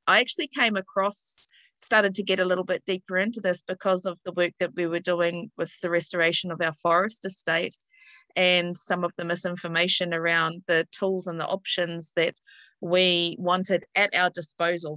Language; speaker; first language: English; native; English